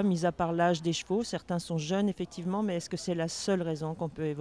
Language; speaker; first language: French; native; French